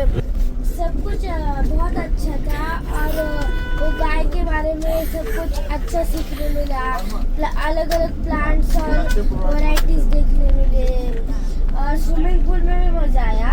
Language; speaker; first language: Hindi; non-native, local second language; Marathi